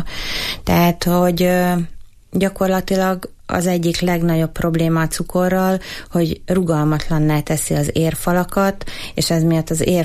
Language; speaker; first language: Hungarian; native; Hungarian